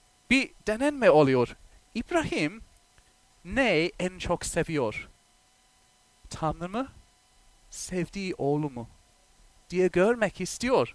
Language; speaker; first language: Turkish; non-native, fluent; English